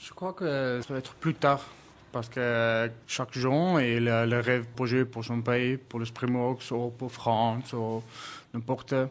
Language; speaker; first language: French; non-native, learner; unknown